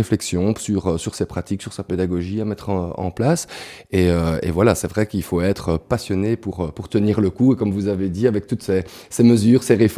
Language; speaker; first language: French; native; French